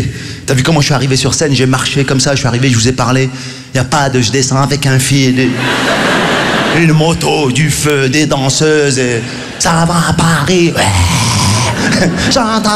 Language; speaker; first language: French; native; French